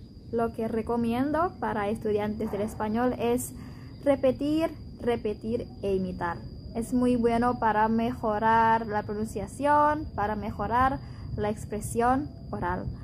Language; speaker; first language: Spanish; non-native, fluent; Indonesian